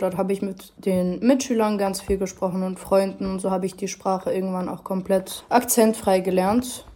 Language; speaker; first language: German; early bilingual, other home language; Arabic